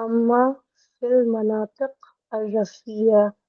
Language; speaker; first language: Arabic; non-native, learner; Hindi